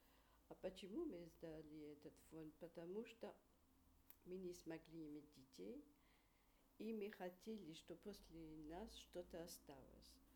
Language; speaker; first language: Russian; early bilingual, heritage; Russian